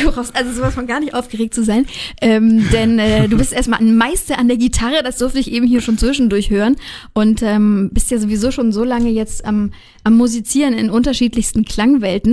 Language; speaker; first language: German; native; German